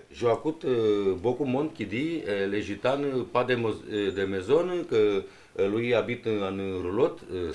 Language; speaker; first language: French; non-native, learner; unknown